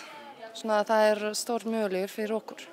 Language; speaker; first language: Icelandic; non-native, learner; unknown